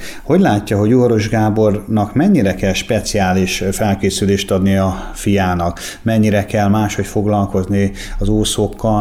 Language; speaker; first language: Hungarian; native; Hungarian